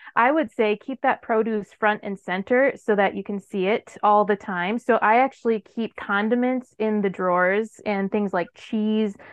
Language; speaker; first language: English; native; English